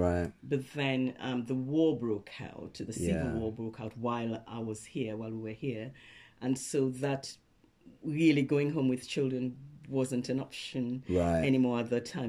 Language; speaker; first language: English; non-native, local second language; Krio